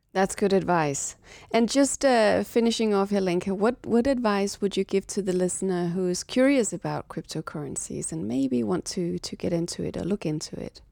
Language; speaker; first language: English; non-native, fluent; Danish